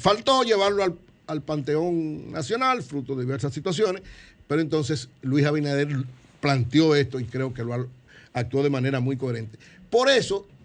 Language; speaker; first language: Spanish; native; Spanish